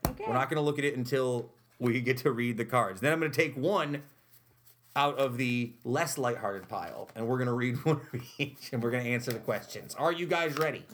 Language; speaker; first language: English; native; English